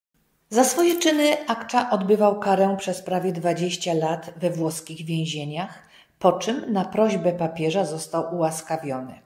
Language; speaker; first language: Polish; native; Polish